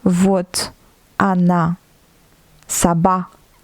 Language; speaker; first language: Russian; non-native, fluent; French